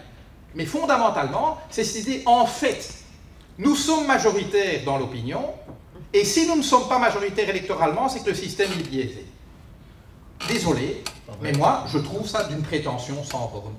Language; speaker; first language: French; native; French